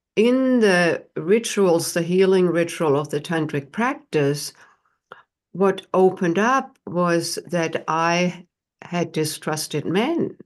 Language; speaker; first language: English; non-native, fluent; German